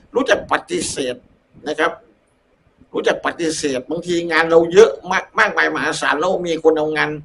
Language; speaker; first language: Thai; native; Thai